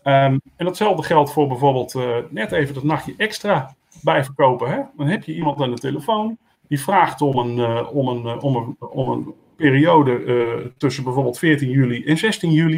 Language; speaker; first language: Dutch; native; Dutch